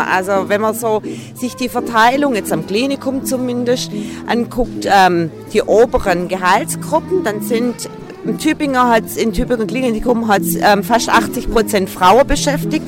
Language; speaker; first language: German; native; German